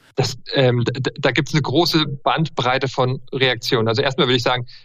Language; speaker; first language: German; native; German